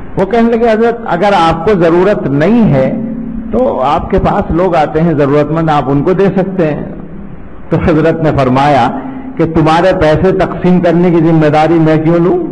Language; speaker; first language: Urdu; native; Urdu